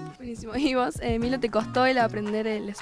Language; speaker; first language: Spanish; native; Spanish